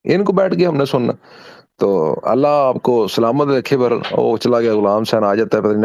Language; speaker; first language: Urdu; non-native, local second language; Punjabi